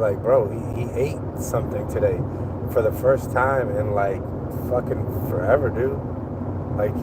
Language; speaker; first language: English; native; English